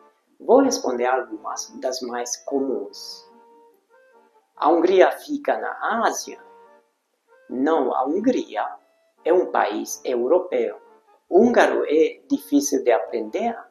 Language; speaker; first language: Portuguese; non-native, fluent; Hungarian